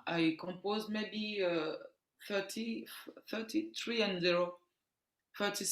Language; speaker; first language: English; non-native, learner; French